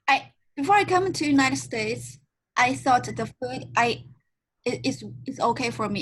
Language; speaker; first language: English; non-native, learner; Chinese